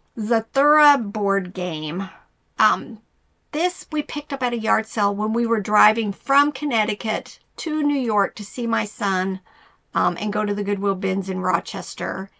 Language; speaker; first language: English; native; English